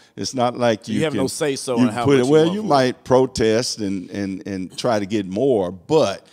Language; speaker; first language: English; native; English